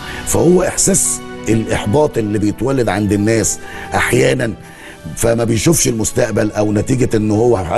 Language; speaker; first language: Arabic; native; Arabic